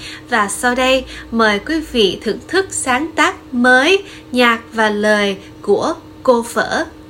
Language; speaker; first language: Vietnamese; early bilingual, heritage; Vietnamese